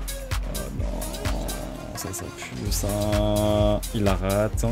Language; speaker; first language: French; native; French